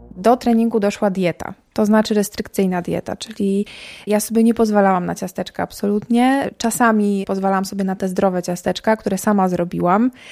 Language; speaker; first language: Polish; native; Polish